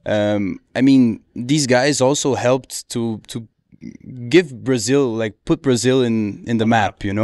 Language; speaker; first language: English; non-native, fluent; Portuguese